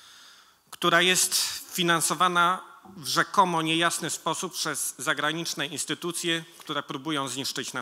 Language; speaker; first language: Polish; native; Polish